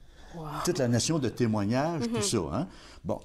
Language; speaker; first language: French; native; French